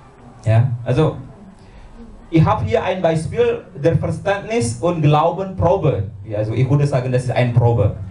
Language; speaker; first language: German; non-native, learner; Indonesian